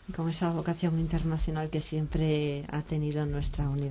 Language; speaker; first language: Spanish; native; Spanish